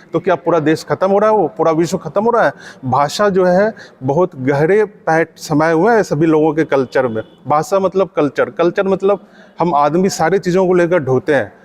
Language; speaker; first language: Hindi; non-native, local second language; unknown